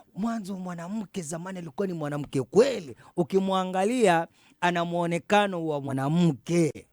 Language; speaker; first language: Swahili; native; Swahili